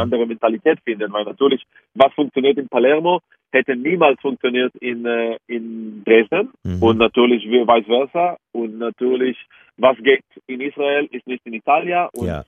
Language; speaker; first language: German; non-native, fluent; Hebrew